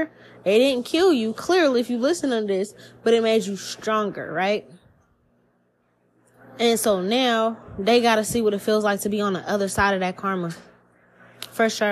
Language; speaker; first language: English; native; English